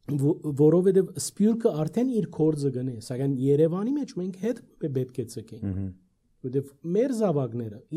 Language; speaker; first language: Armenian; early bilingual, heritage; Armenian